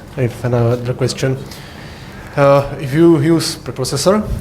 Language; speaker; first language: English; non-native, fluent; Czech